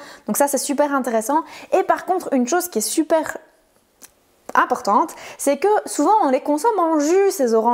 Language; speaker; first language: French; native; French